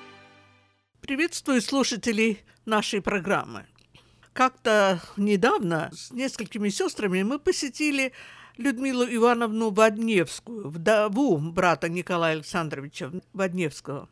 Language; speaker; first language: Russian; native; Russian